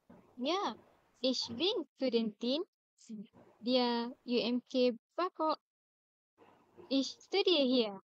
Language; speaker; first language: German; non-native, learner; Malay